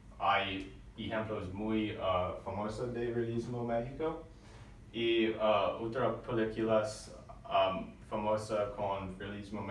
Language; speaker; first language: Spanish; non-native, learner; English